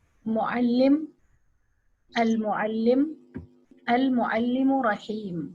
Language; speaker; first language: Arabic; non-native, fluent; Urdu